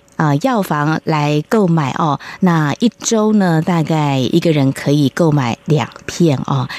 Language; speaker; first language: Chinese; native; Chinese